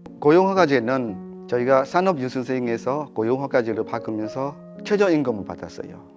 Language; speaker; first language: Korean; non-native, fluent; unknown